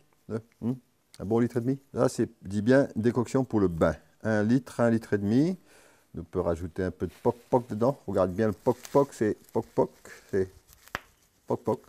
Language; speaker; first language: French; native; French